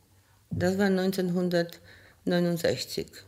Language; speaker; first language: German; non-native, fluent; Polish